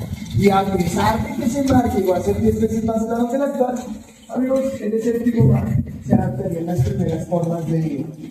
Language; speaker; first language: Spanish; native; Spanish